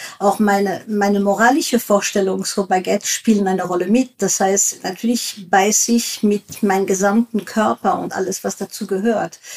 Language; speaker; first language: German; non-native, fluent; French